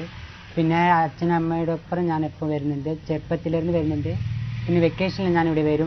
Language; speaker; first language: Malayalam; non-native, learner; Tamil